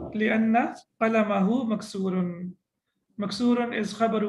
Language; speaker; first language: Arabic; non-native, fluent; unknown